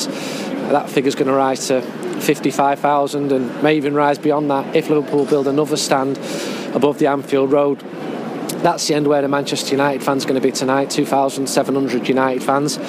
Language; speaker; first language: English; native; English